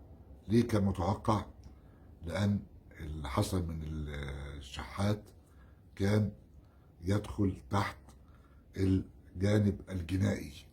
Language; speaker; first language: Arabic; native; Arabic